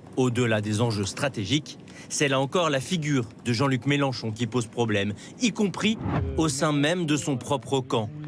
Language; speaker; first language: French; native; French